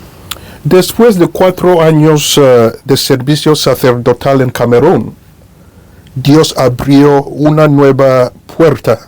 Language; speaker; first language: Spanish; non-native, fluent; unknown